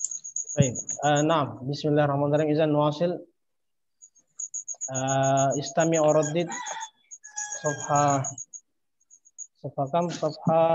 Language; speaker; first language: Arabic; non-native, fluent; Indonesian